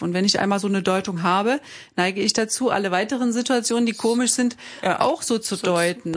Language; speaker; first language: German; native; German